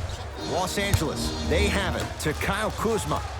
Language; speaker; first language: English; native; English